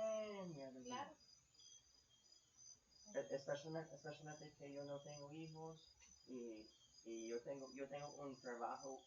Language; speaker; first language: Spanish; non-native, fluent; English